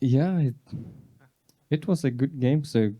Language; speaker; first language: English; non-native, learner; Persian